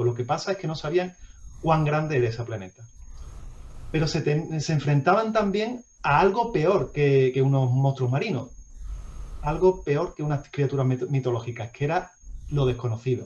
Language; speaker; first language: Spanish; native; Spanish